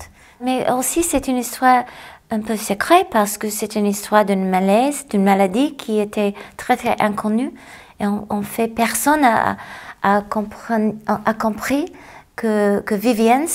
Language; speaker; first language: French; non-native, fluent; English